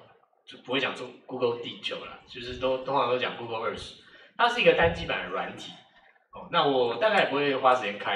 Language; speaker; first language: Chinese; native; Chinese